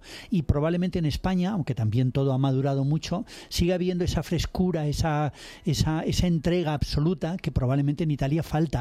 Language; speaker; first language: Spanish; native; Spanish